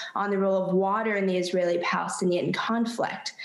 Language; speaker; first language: English; native; English